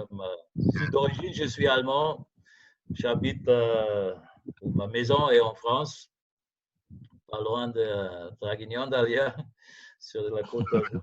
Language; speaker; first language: French; non-native, fluent; German